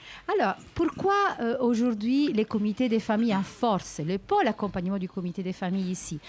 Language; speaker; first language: French; native; French